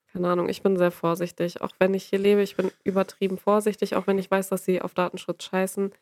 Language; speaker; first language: German; native; German